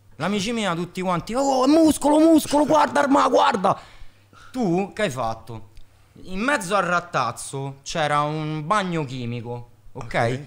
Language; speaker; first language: Italian; native; Italian